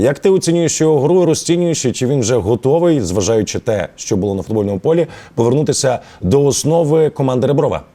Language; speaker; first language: Ukrainian; native; Ukrainian